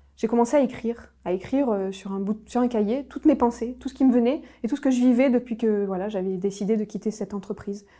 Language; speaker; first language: French; native; French